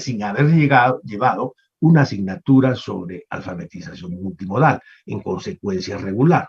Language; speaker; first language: Spanish; native; Spanish